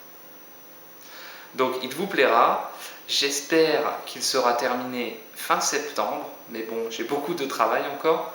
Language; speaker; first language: French; native; French